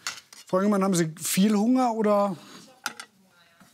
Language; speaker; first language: German; native; German